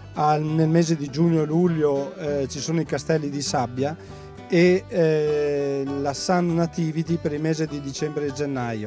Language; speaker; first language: Italian; native; Italian